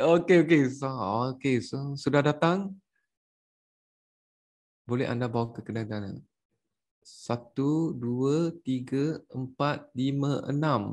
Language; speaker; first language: Malay; native; Malay